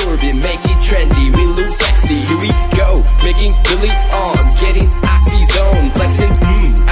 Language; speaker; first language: English; non-native, learner; Indonesian